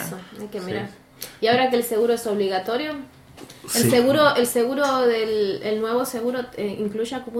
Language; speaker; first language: Spanish; native; Spanish